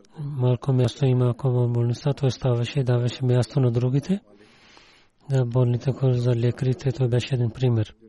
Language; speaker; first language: Bulgarian; non-native, learner; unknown